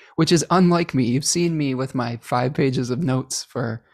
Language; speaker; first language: English; native; English